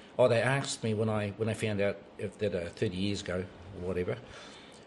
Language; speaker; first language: English; native; English